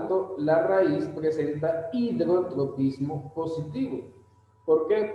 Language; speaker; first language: Spanish; native; Spanish